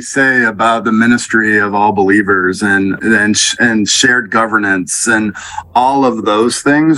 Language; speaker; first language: English; native; English